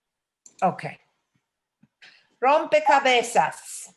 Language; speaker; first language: Spanish; non-native, fluent; English